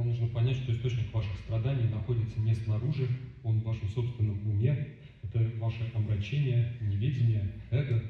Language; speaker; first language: Russian; native; Russian